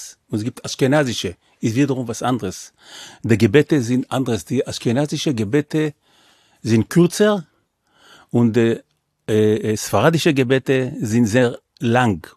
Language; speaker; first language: German; non-native, fluent; Hebrew